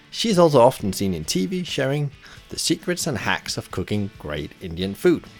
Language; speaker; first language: English; native; English